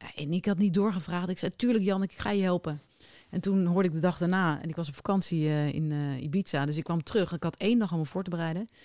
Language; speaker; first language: Dutch; native; Dutch